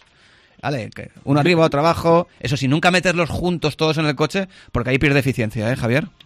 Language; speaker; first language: Spanish; native; Spanish